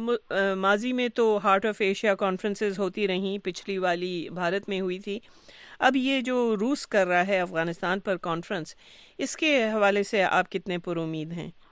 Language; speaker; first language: Urdu; native; Urdu